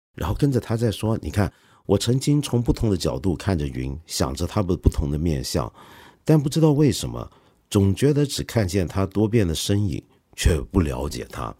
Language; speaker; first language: Chinese; non-native, local second language; Cantonese